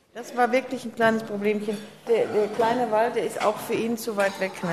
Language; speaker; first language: German; native; German